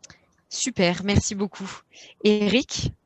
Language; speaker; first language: French; native; French